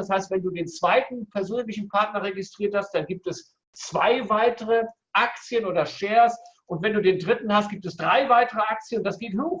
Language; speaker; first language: German; native; German